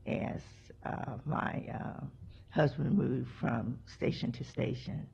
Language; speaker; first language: English; native; English